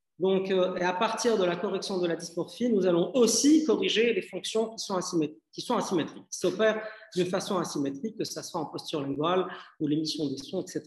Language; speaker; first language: French; non-native, local second language; Arabic